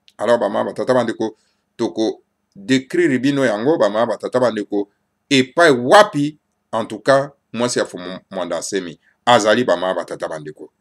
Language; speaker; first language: Lingala; non-native, local second language; Kongo